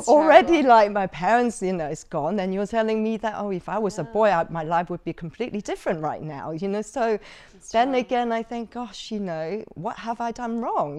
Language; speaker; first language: English; early bilingual, other home language; Cantonese